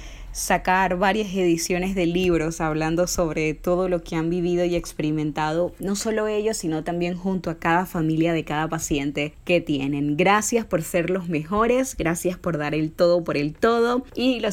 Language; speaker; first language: Spanish; native; Spanish